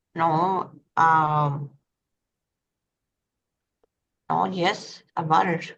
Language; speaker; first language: English; non-native, learner; Spanish